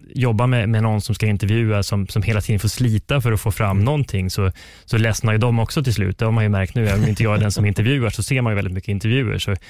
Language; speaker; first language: Swedish; native; Swedish